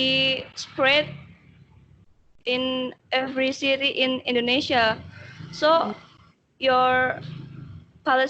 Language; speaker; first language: English; non-native, learner; Indonesian